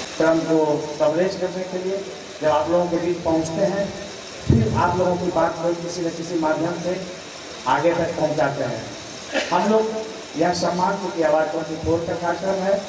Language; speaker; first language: Hindi; native; Hindi